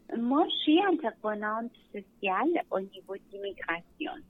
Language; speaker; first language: French; non-native, learner; Persian